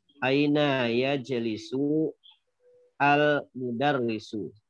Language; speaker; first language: Arabic; non-native, learner; Indonesian